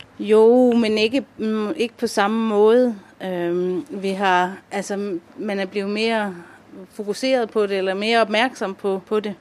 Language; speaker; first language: Danish; native; Danish